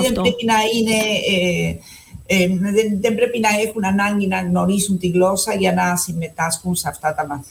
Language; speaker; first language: Greek; non-native, fluent; Spanish